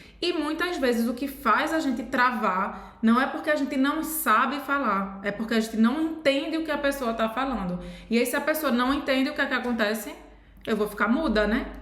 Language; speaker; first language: Portuguese; native; Portuguese